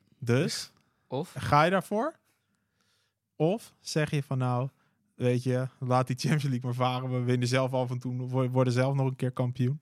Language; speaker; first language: Dutch; native; Dutch